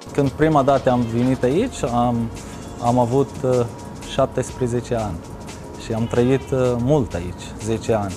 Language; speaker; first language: Romanian; non-native, learner; Arabic